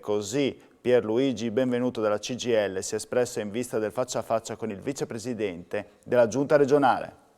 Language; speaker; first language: Italian; native; Italian